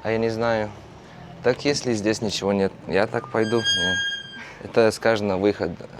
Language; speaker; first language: Russian; non-native, learner; Lithuanian